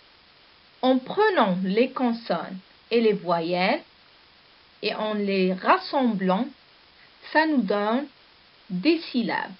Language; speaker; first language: French; non-native, local second language; Arabic